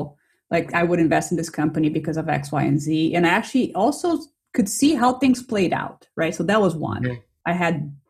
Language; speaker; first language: English; non-native, fluent; Portuguese